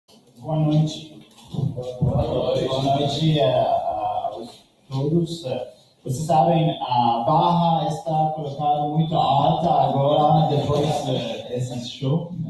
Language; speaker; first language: Portuguese; non-native, learner; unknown